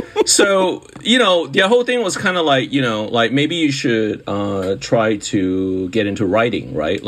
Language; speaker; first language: English; non-native, local second language; Cantonese